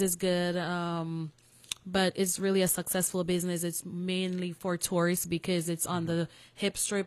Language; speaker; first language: English; non-native, local second language; Jamaican Creole English